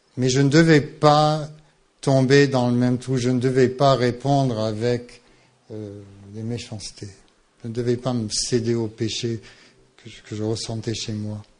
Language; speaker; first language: French; non-native, fluent; English